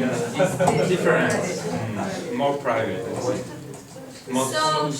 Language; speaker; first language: English; non-native, fluent; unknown